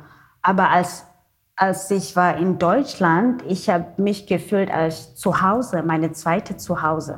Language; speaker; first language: German; non-native, learner; Xhosa